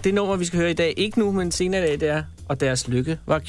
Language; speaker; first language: Danish; native; Danish